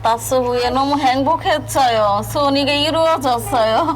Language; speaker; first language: Korean; non-native, local second language; Bangla